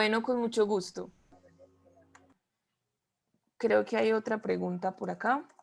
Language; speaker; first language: Spanish; native; Spanish